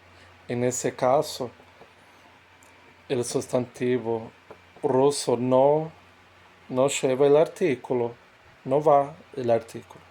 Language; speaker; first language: Spanish; non-native, fluent; Portuguese